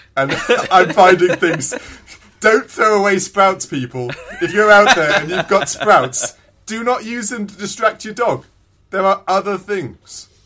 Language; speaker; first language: English; native; English